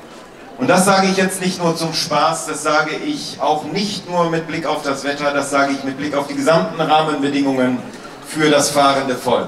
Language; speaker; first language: German; native; German